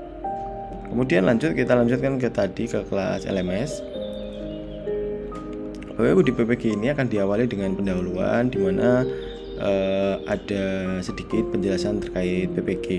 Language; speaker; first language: Indonesian; native; Indonesian